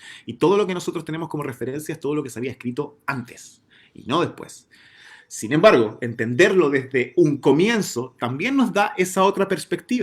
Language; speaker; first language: Spanish; native; Spanish